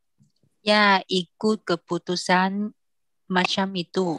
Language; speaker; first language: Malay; non-native, learner; Vietnamese